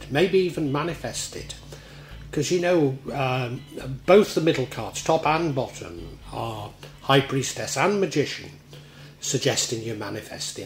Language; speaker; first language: English; native; English